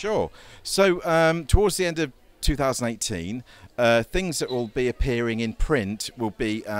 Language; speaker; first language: English; native; English